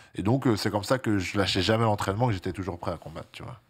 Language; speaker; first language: French; native; French